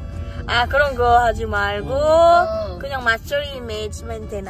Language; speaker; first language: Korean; non-native, fluent; Filipino